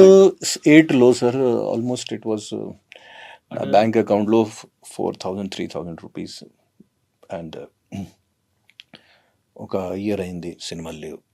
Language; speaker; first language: Telugu; non-native, fluent; Hindi